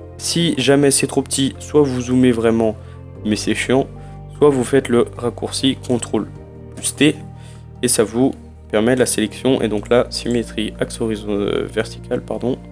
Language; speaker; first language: French; native; French